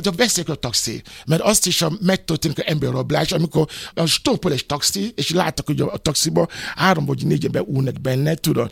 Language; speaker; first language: Hungarian; non-native, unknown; Yoruba